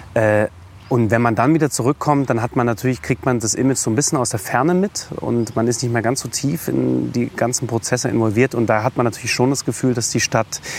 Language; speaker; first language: German; native; German